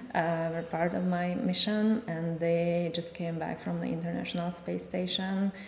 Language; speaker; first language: English; non-native, fluent; Hungarian